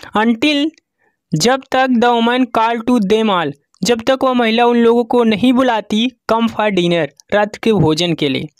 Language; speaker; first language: Hindi; native; Hindi